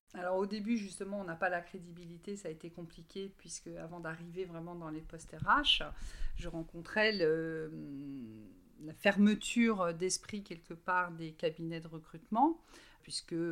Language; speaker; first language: French; native; French